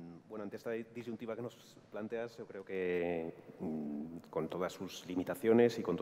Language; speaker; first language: Spanish; native; Spanish